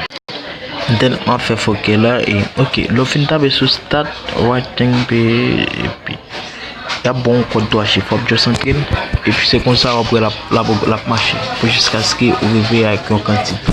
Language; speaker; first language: French; non-native, learner; Haitian Creole